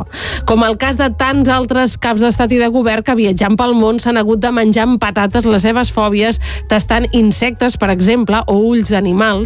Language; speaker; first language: Catalan; native; Catalan